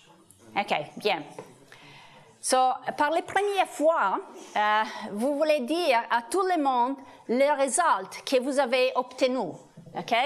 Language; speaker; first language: French; non-native, learner; Italian